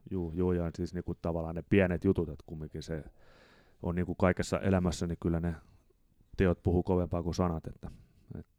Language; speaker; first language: Finnish; native; Finnish